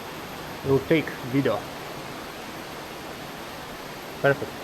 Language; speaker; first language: English; non-native, learner; Lithuanian